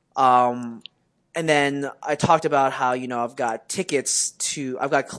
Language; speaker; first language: English; native; English